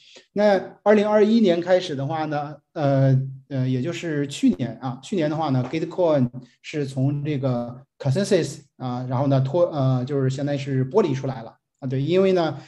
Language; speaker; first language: Chinese; native; Chinese